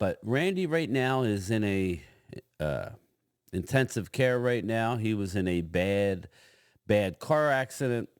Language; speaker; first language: English; native; English